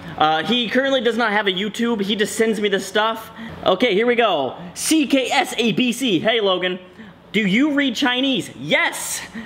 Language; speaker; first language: English; native; English